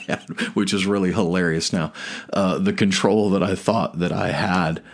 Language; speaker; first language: English; native; English